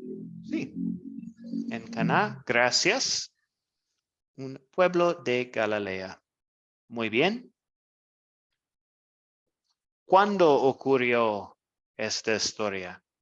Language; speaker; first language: Spanish; non-native, fluent; English